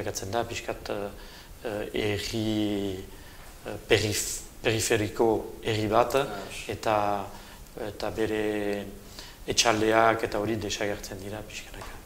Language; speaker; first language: Basque; native; Basque